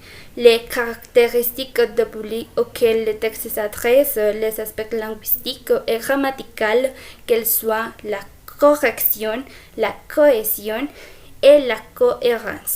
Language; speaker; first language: French; non-native, fluent; Spanish